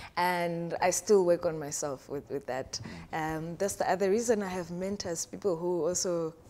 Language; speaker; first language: English; non-native, local second language; Shona